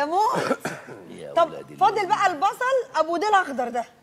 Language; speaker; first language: Arabic; native; Arabic